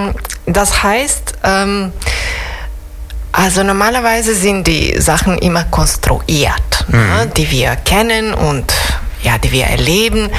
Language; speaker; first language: German; non-native, fluent; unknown